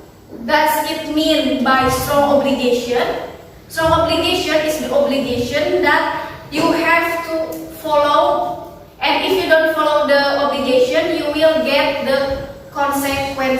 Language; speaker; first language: English; non-native, fluent; Indonesian